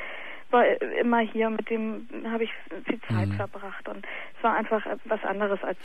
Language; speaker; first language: German; native; German